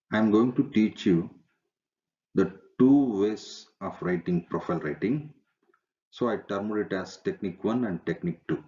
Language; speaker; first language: English; non-native, local second language; Kannada